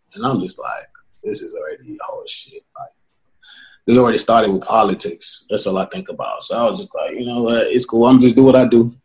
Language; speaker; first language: English; non-native, local second language; Yoruba